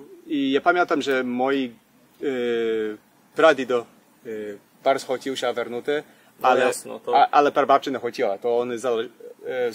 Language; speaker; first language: Polish; early bilingual, heritage; Polish